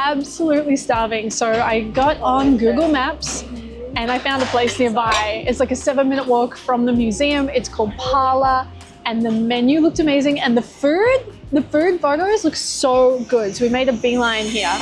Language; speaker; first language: English; native; English